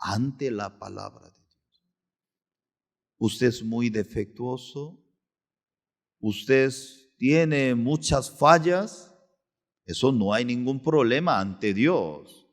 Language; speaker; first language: Spanish; non-native, fluent; Korean